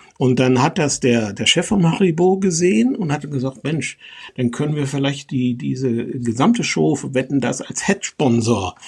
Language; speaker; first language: German; native; German